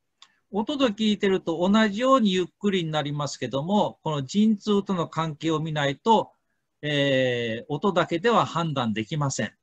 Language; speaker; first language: Japanese; native; Japanese